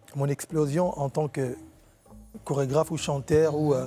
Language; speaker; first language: French; non-native, local second language; Lingala